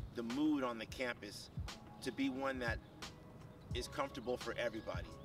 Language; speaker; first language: English; native; English